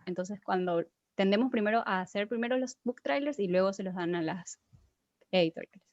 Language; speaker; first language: Spanish; native; Spanish